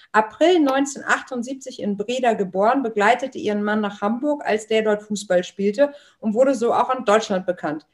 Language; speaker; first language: German; native; German